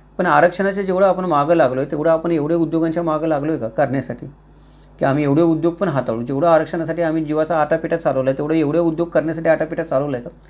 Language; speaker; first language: Marathi; native; Marathi